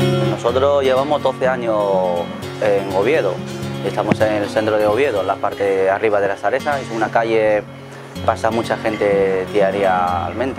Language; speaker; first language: Spanish; non-native, learner; Chinese